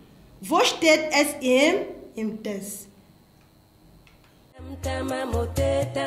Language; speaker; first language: German; non-native, fluent; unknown